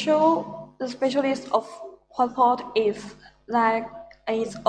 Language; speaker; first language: English; non-native, fluent; Chinese